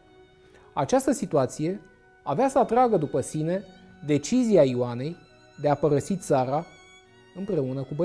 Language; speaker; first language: Romanian; native; Romanian